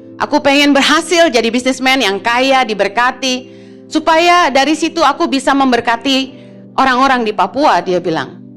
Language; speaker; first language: Indonesian; native; Indonesian